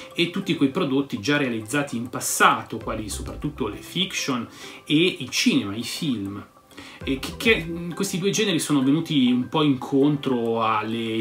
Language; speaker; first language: Italian; native; Italian